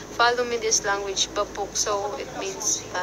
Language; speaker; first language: English; non-native, local second language; Filipino